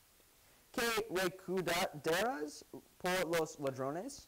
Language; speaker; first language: Spanish; non-native, learner; English